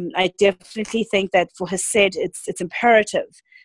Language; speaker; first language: English; non-native, local second language; Zulu